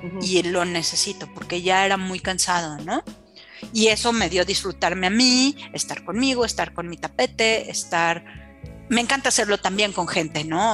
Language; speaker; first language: Spanish; native; Spanish